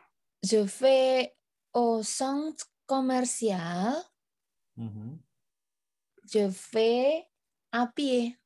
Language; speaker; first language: French; non-native, learner; Indonesian